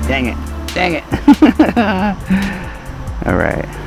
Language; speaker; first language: English; native; English